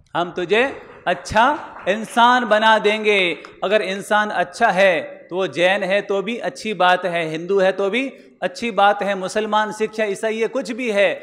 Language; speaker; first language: Hindi; native; Hindi